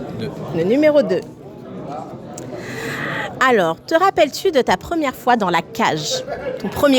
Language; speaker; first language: French; native; French